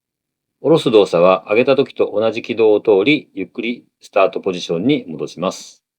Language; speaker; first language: Japanese; native; Japanese